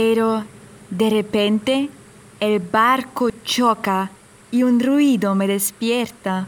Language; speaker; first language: Spanish; non-native, fluent; German